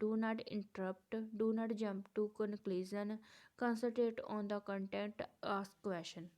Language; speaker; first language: English; non-native, local second language; Punjabi